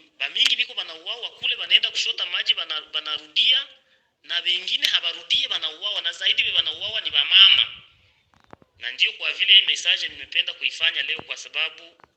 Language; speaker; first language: Swahili; native; Swahili